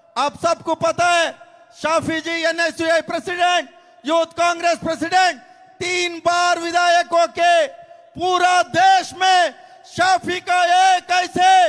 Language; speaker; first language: Hindi; non-native, local second language; Kannada